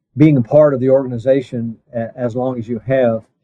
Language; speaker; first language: English; native; English